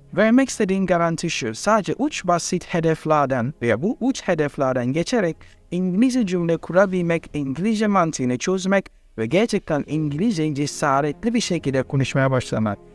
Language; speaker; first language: Turkish; native; Turkish